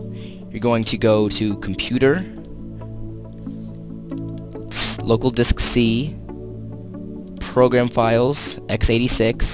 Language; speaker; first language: English; native; English